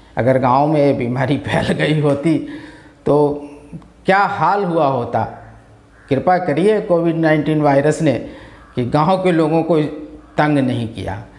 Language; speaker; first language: Hindi; native; Hindi